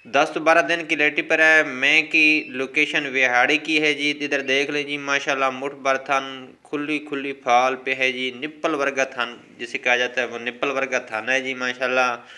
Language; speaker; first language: Urdu; non-native, local second language; Punjabi